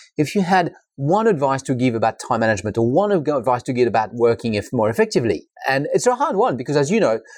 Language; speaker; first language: English; non-native, fluent; French